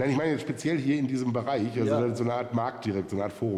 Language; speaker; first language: German; native; German